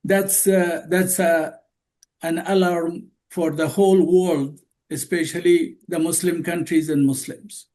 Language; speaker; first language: English; non-native, fluent; Persian